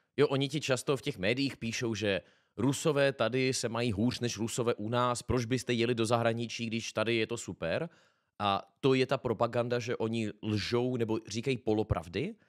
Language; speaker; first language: Czech; native; Czech